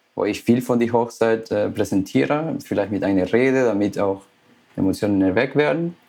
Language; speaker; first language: German; non-native, fluent; Spanish